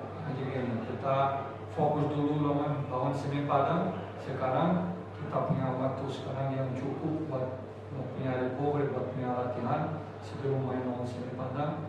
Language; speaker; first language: Indonesian; non-native, fluent; Portuguese